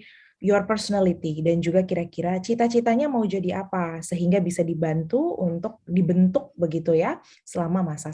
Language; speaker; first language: Indonesian; native; Indonesian